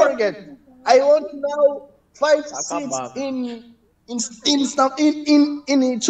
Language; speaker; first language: English; non-native, learner; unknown